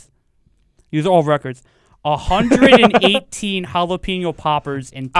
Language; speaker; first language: English; native; English